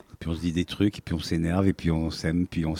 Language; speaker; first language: French; native; French